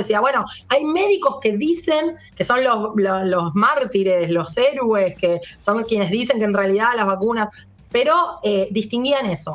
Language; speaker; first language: Spanish; native; Spanish